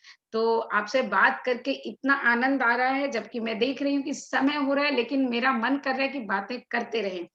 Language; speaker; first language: Hindi; native; Hindi